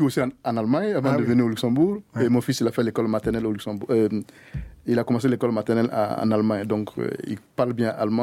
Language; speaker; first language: French; non-native, local second language; Mossi